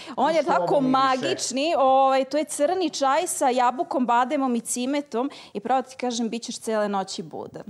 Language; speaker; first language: Croatian; native; Croatian